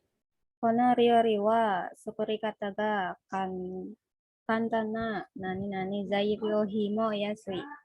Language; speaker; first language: Japanese; non-native, learner; Indonesian